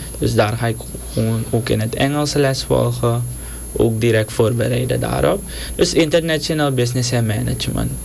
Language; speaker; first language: Dutch; native; Dutch